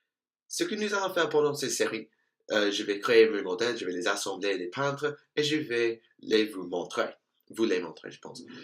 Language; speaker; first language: French; non-native, learner; English